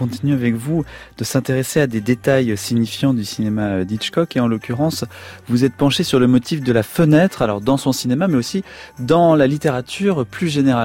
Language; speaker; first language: French; native; French